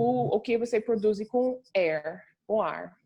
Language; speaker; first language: Portuguese; non-native, fluent; English